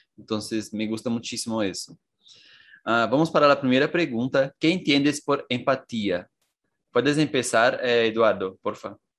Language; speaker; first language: Spanish; non-native, fluent; Portuguese